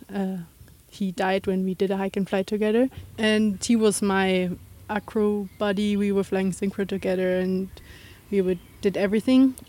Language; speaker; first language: English; non-native, fluent; German